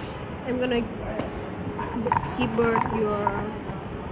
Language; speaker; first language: English; non-native, learner; Thai